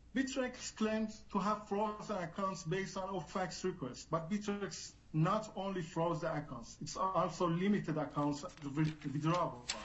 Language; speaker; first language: English; non-native, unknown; Persian